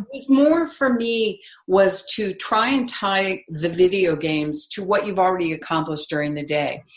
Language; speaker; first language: English; native; English